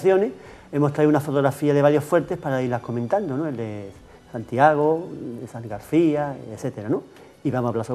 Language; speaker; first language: Spanish; native; Spanish